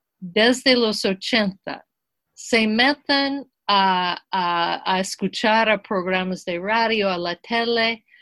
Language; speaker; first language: Spanish; non-native, fluent; English